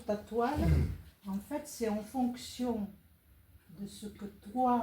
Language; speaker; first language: French; native; French